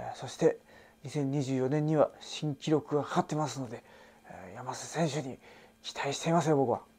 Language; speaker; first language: Japanese; native; Japanese